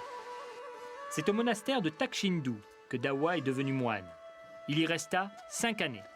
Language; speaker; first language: French; native; French